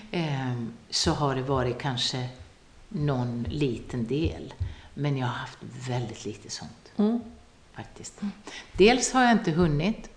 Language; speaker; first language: Swedish; non-native, local second language; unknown